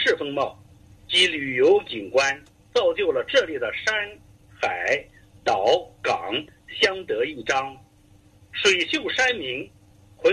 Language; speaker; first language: Chinese; native; Chinese